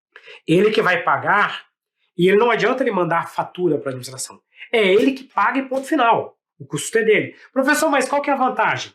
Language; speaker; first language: Portuguese; native; Portuguese